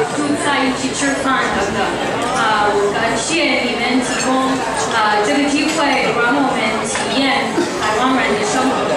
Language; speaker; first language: Chinese; non-native, learner; English